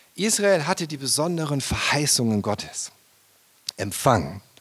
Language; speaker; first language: German; native; German